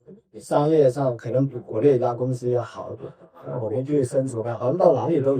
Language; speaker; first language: Chinese; native; Chinese